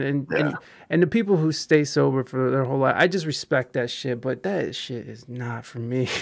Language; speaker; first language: English; early bilingual, other home language; Spanish